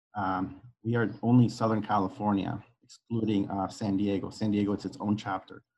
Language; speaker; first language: English; non-native, fluent; Spanish